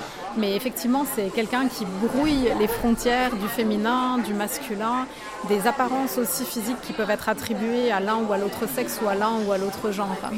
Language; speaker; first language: French; native; French